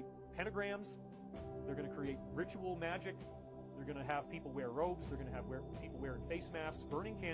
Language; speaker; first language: English; native; English